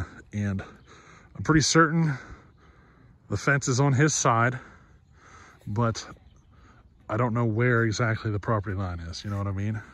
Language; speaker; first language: English; native; English